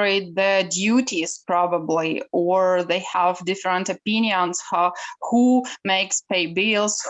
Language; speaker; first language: English; non-native, learner; Ukrainian